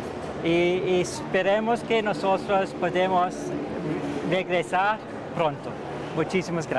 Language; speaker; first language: Spanish; non-native, fluent; English